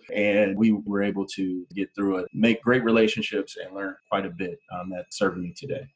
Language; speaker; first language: English; native; English